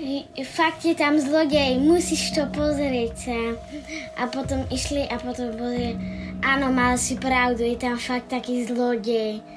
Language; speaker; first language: Slovak; early bilingual, heritage; Slovak